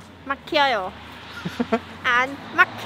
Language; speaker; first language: Korean; non-native, learner; Vietnamese